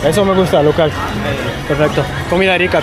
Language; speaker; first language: Spanish; non-native, learner; English